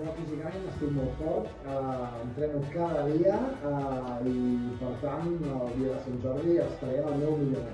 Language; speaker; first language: Catalan; native; Catalan